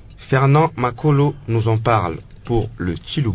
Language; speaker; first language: French; non-native, local second language; Lingala